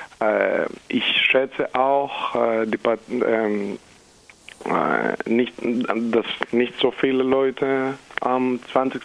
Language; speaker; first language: German; non-native, fluent; Greek